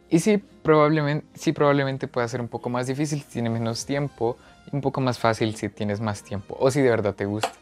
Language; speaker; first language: Spanish; native; Spanish